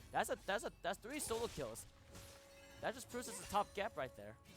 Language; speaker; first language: English; native; English